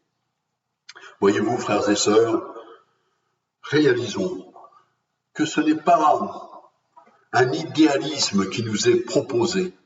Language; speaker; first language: French; native; French